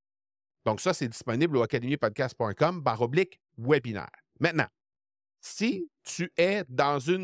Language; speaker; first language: French; native; French